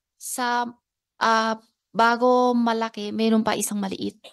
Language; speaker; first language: Filipino; non-native, learner; Chinese